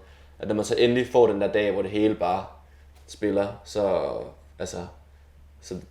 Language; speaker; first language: Danish; native; Danish